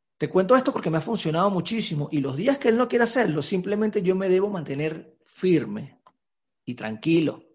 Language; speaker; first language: Spanish; native; Spanish